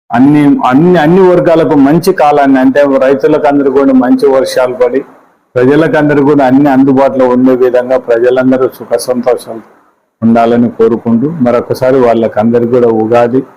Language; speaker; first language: Telugu; native; Telugu